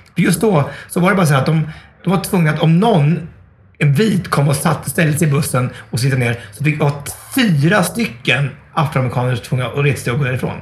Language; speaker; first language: Swedish; native; Swedish